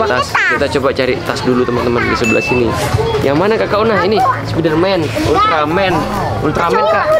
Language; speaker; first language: Indonesian; native; Indonesian